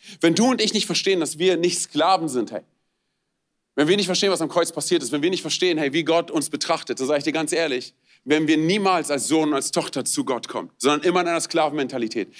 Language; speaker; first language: German; non-native, fluent; Romanian